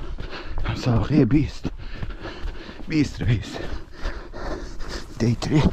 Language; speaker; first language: English; non-native, learner; Persian